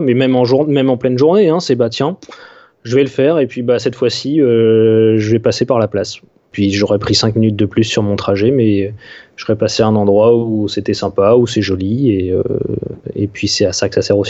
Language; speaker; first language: French; native; French